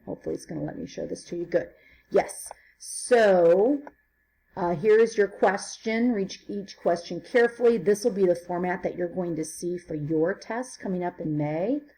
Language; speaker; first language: English; native; English